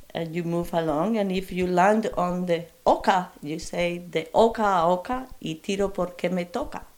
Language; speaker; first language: English; non-native, fluent; Spanish